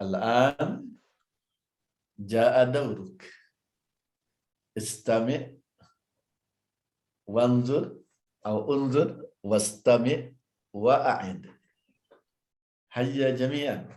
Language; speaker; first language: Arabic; non-native, fluent; Indonesian